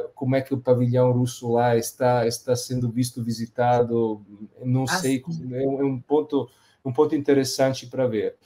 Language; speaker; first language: Portuguese; non-native, fluent; Italian